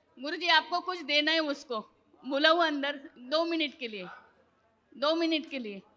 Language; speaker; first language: Hindi; native; Hindi